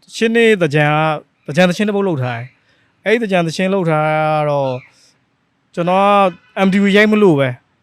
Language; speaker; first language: Burmese; native; Burmese